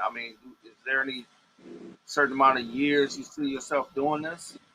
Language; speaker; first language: English; native; English